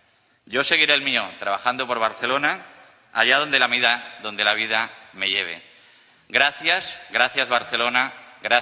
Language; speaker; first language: Spanish; native; Spanish